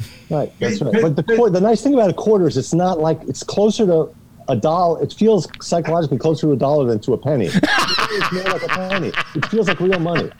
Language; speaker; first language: English; native; English